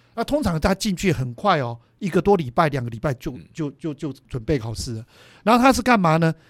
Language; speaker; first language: Chinese; native; Chinese